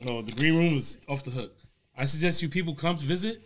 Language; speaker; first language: English; early bilingual, other home language; Spanish